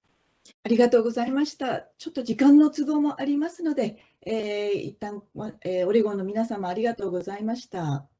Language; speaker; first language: Japanese; native; Japanese